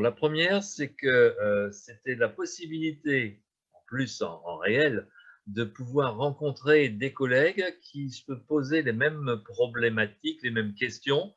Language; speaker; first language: French; native; French